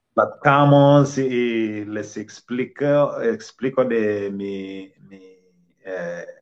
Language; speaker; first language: Spanish; non-native, fluent; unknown